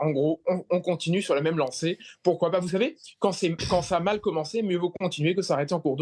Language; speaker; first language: French; native; French